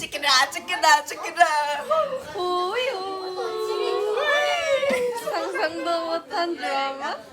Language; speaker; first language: Korean; native; Korean